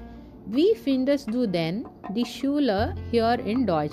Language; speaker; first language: German; non-native, fluent; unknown